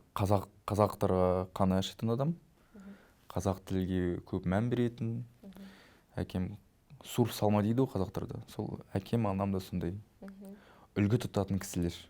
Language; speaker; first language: Kazakh; native; Kazakh